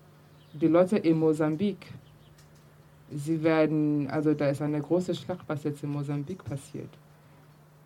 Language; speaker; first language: German; early bilingual, other home language; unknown